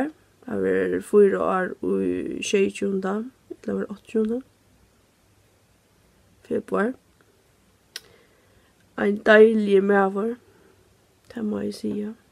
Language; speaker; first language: Norwegian; non-native, learner; Faroese